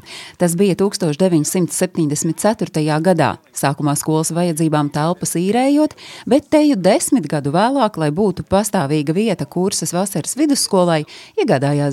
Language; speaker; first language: Latvian; native; Latvian